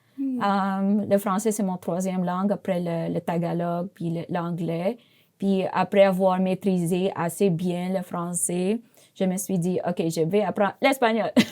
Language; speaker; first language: French; non-native, fluent; Filipino